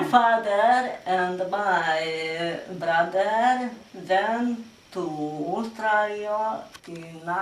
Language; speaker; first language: English; non-native, learner; Hungarian